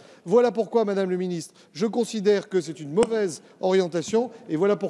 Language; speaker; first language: French; native; French